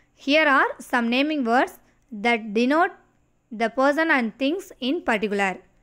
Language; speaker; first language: English; non-native, local second language; Tamil